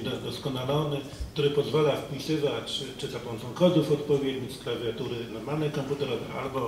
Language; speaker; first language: Polish; native; Polish